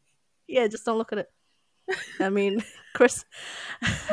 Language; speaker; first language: English; non-native, local second language; Filipino